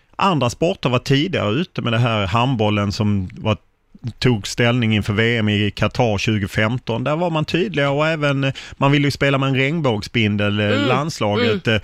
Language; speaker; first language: Swedish; native; Swedish